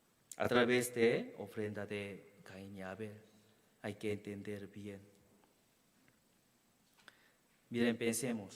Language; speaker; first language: Spanish; non-native, learner; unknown